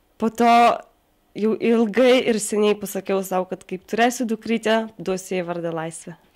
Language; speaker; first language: Lithuanian; native; Lithuanian